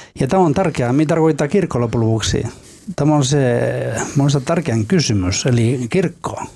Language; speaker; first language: Finnish; non-native, fluent; Spanish